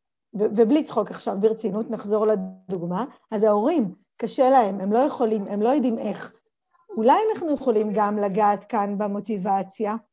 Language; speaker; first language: Hebrew; native; Hebrew